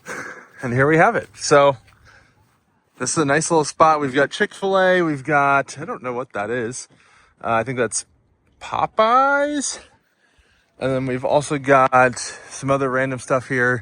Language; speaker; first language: English; native; English